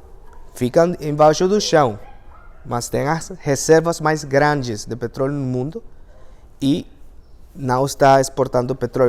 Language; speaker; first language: Portuguese; non-native, fluent; Spanish